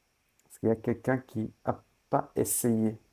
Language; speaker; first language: French; non-native, fluent; Sinhala